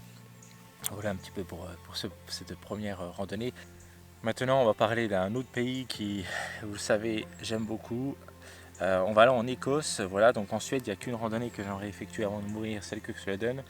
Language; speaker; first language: French; native; French